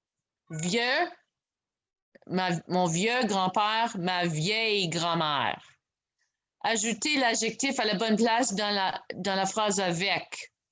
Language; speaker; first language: French; non-native, local second language; English